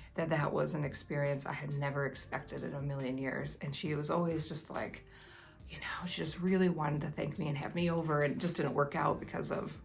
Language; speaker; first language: English; native; English